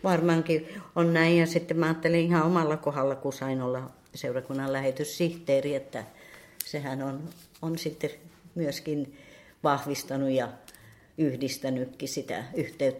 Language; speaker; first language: Finnish; native; Finnish